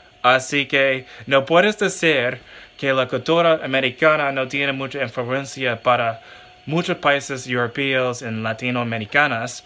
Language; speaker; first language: Spanish; non-native, learner; English